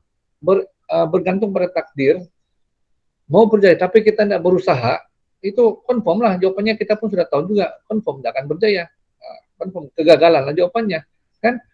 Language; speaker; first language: Indonesian; non-native, local second language; Malay